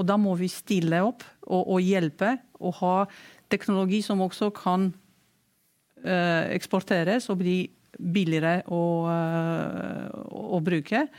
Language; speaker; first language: Norwegian; non-native, fluent; Romanian